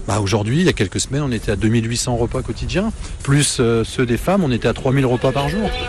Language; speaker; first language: French; native; French